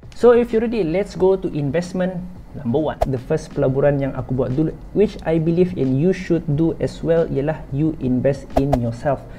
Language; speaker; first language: English; non-native, local second language; Malay